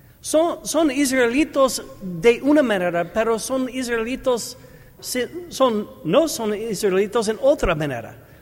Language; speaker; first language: Spanish; non-native, learner; English